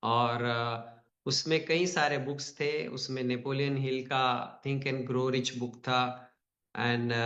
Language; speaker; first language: Hindi; non-native, local second language; Telugu